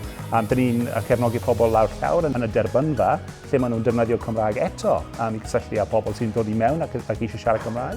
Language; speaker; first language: Welsh; non-native, local second language; English